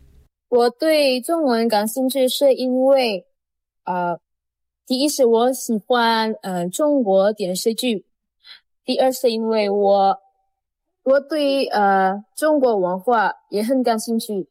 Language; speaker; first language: Chinese; non-native, fluent; Indonesian